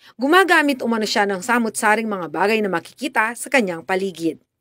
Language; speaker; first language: Filipino; native; Filipino